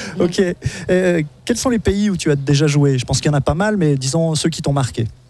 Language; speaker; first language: French; native; French